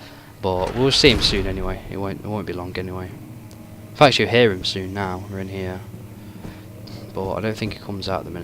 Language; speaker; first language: English; native; English